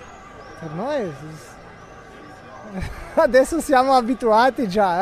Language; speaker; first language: Italian; non-native, fluent; Slovenian